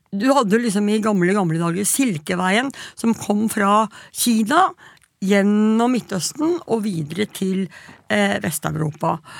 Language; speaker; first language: Norwegian; native; Norwegian